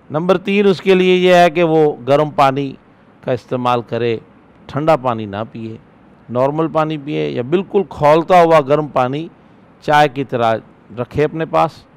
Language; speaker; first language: Urdu; native; Urdu